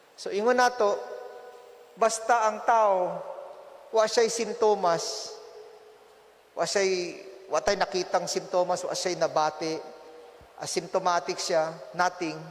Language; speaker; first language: Cebuano; native; Cebuano